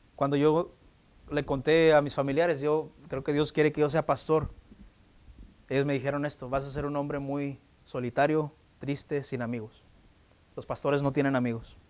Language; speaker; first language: Spanish; early bilingual, heritage; Spanish